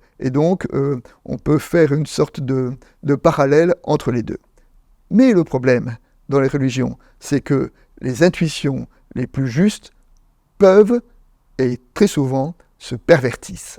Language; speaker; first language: French; native; French